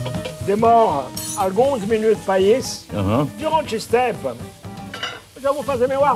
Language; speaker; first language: Portuguese; non-native, fluent; French